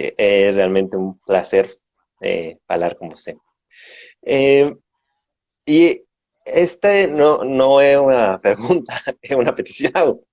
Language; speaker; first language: Portuguese; non-native, learner; Spanish